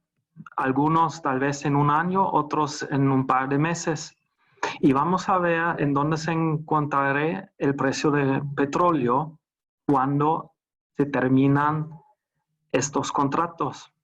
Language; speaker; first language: Spanish; non-native, fluent; German